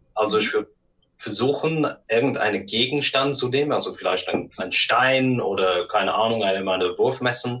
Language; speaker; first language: German; non-native, learner; English